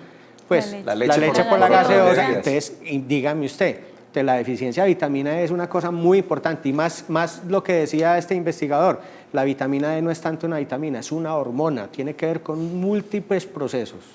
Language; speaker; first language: Spanish; native; Spanish